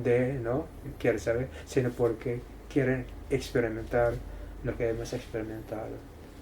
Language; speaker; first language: Spanish; non-native, fluent; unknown